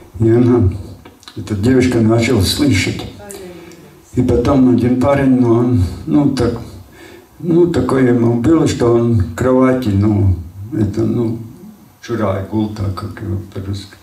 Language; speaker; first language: Russian; non-native, local second language; Latvian